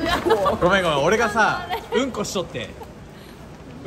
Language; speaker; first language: Japanese; native; Japanese